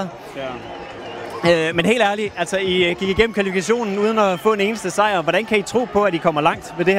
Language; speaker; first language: Danish; native; Danish